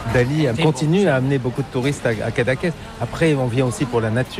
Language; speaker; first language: French; native; French